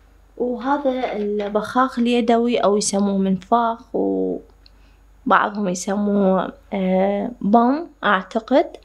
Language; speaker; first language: Arabic; native; Arabic